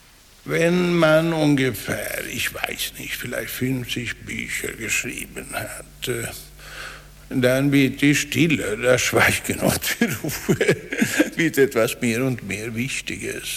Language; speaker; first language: German; non-native, fluent; Swedish